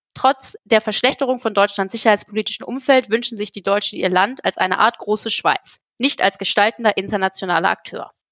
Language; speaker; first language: German; native; German